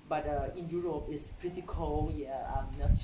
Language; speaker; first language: English; non-native, learner; Thai